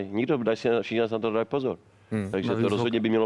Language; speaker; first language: Czech; native; Czech